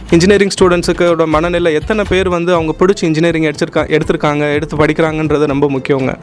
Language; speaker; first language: Tamil; native; Tamil